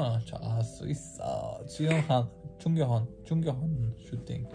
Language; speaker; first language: Korean; non-native, learner; Polish